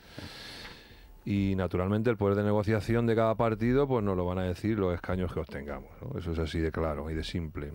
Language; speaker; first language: Spanish; native; Spanish